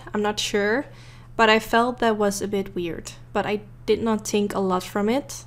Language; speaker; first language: English; non-native, fluent; Dutch